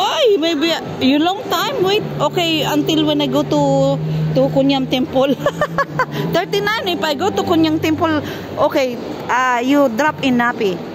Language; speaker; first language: English; non-native, learner; Filipino